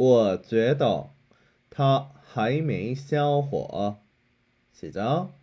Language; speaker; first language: Chinese; non-native, fluent; Korean